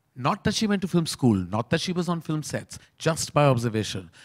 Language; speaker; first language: English; non-native, local second language; Hindi